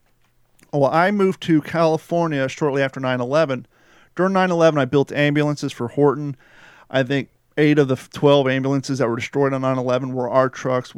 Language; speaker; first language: English; native; English